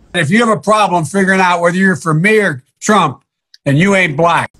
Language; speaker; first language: English; native; English